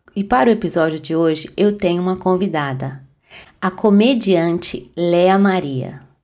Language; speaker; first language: Portuguese; native; Portuguese